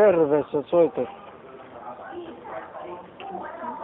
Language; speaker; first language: Finnish; non-native, learner; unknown